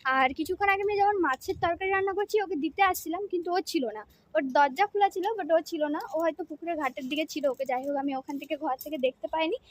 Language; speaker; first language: Bangla; native; Bangla